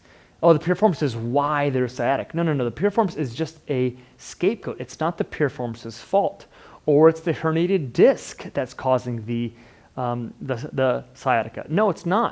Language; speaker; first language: English; native; English